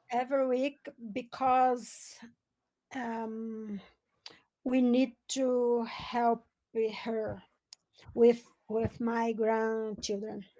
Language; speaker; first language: English; non-native, learner; Portuguese